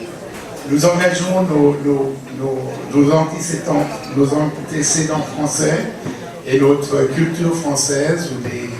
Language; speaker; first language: French; early bilingual, heritage; English